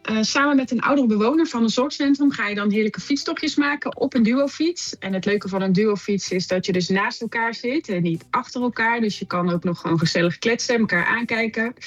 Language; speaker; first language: Dutch; native; Dutch